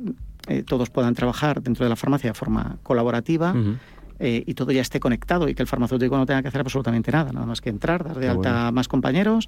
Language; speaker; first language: Spanish; native; Spanish